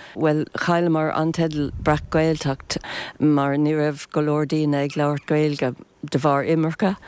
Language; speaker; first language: Irish; non-native, local second language; English